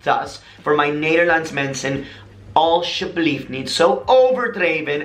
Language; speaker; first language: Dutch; non-native, learner; English